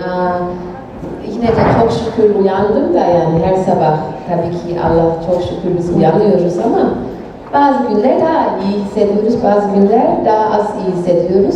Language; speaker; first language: Turkish; early bilingual, heritage; Turkish